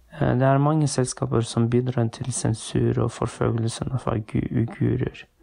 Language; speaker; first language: Norwegian; non-native, fluent; Uyghur